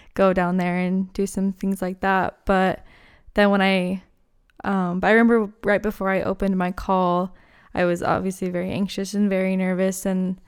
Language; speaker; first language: English; native; English